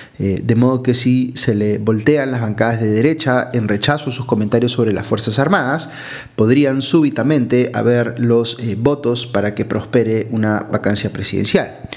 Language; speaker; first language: Spanish; native; Spanish